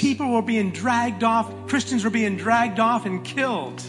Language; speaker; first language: English; native; English